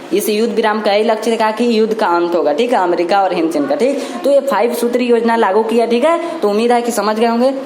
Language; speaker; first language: Hindi; native; Hindi